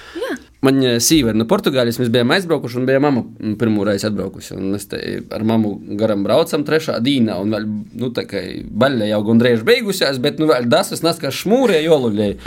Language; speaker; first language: Latvian; native; Latvian